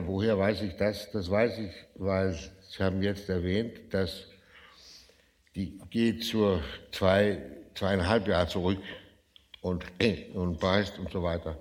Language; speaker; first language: German; non-native, fluent; Danish